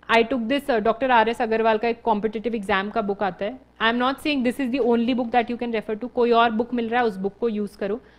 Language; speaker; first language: Hindi; native; Hindi